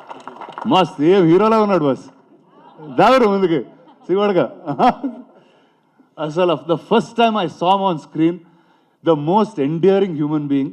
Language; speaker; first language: Telugu; native; Telugu